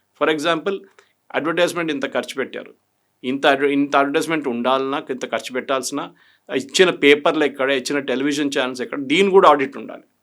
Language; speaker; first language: Telugu; non-native, fluent; Malayalam